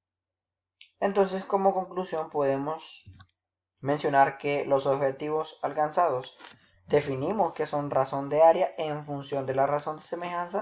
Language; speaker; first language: Spanish; native; Spanish